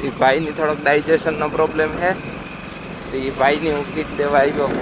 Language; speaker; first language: Gujarati; native; Gujarati